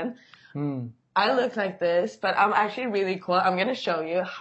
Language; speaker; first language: English; non-native, fluent; Swedish